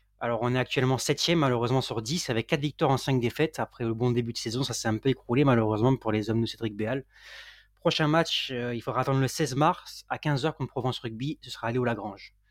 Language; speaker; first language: French; native; French